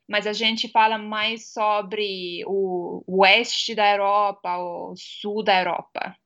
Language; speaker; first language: Portuguese; non-native, fluent; Estonian